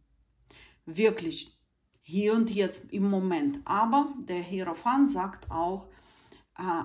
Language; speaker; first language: German; non-native, fluent; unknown